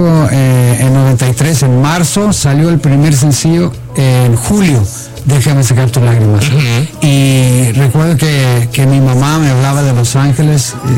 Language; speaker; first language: Spanish; early bilingual, heritage; Spanish